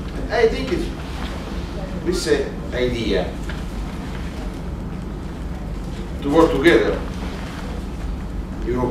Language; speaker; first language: English; non-native, learner; Italian